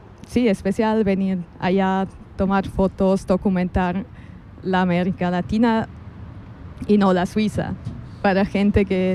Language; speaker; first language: Spanish; non-native, fluent; German